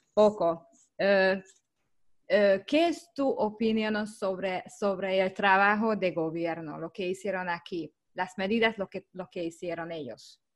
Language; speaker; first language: Spanish; non-native, learner; Hungarian